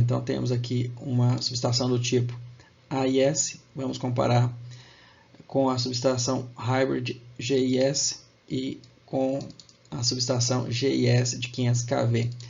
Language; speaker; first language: Portuguese; native; Portuguese